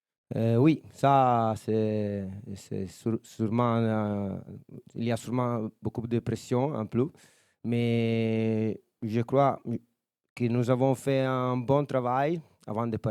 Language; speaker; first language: French; non-native, learner; Italian